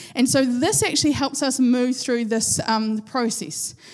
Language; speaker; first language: English; native; English